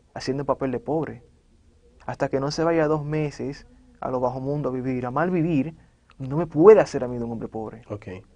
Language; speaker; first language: Spanish; native; Spanish